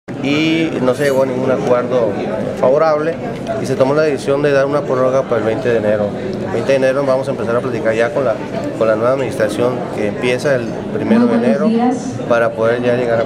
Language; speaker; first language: Spanish; native; Spanish